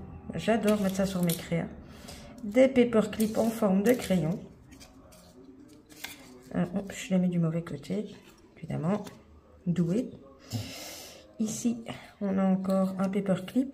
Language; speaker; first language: French; native; French